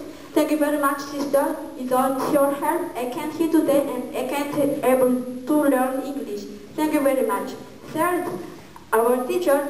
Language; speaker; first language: English; non-native, learner; Malagasy